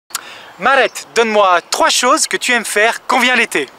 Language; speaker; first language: French; native; French